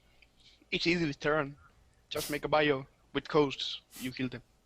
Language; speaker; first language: English; non-native, fluent; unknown